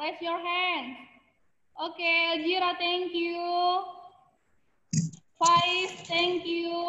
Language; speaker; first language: English; non-native, learner; Indonesian